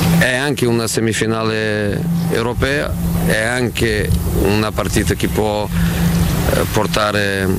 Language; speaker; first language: Italian; non-native, fluent; Portuguese